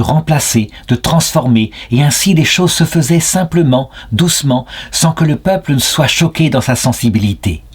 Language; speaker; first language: French; native; French